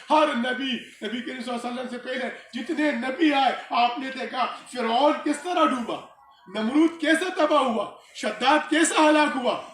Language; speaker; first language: Urdu; non-native, local second language; Pashto